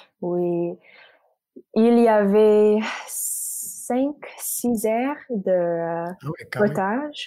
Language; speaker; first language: French; non-native, local second language; English